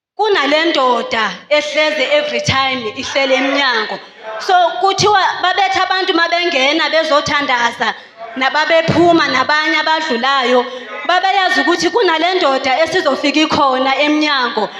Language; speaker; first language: Zulu; non-native, local second language; Xhosa